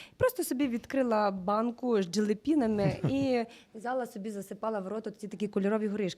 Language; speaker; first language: Ukrainian; native; Ukrainian